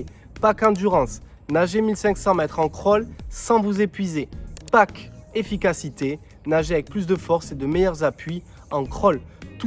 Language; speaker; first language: French; native; French